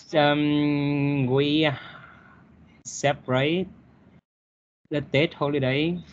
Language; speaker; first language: English; non-native, learner; Vietnamese